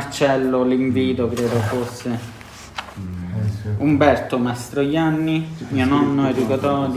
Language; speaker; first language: Italian; native; Italian